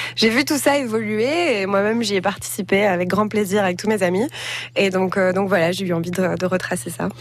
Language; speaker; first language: French; native; French